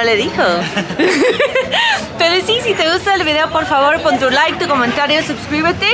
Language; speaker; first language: Spanish; non-native, fluent; English